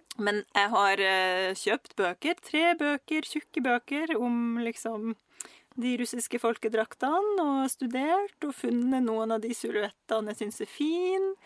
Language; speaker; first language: Norwegian; early bilingual, other home language; Russian